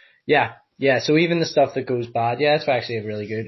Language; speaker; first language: English; native; English